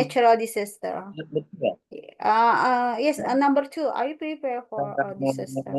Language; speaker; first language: English; non-native, learner; Indonesian